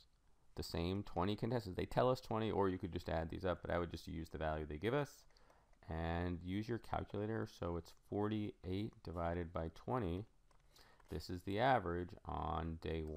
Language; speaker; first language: English; native; English